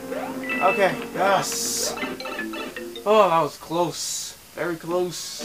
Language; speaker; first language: English; native; English